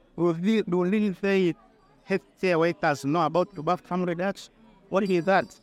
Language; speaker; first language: English; non-native, local second language; Swahili